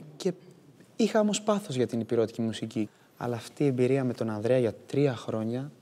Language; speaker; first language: Greek; native; Greek